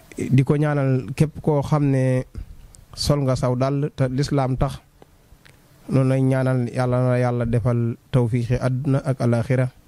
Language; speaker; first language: Wolof; native; Wolof